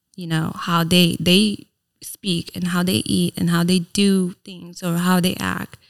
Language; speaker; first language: English; early bilingual, other home language; Filipino